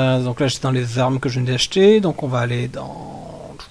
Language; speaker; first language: French; native; French